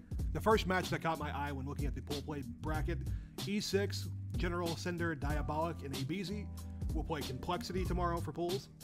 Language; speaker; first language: English; native; English